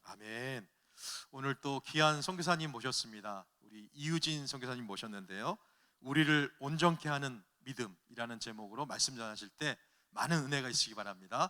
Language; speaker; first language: Korean; native; Korean